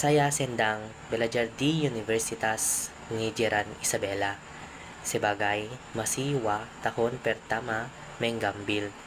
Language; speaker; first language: Indonesian; non-native, learner; Filipino